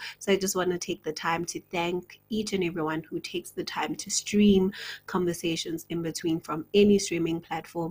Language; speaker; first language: English; non-native, local second language; Zulu